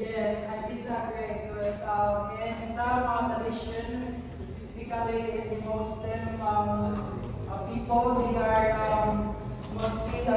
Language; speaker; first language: English; non-native, local second language; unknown